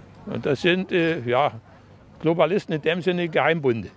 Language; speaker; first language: German; native; German